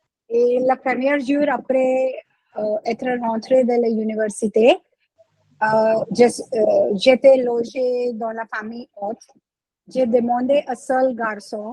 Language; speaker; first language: French; non-native, learner; Hindi